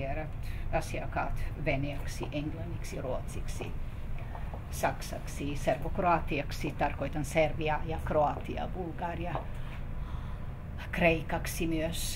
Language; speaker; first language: Finnish; non-native, fluent; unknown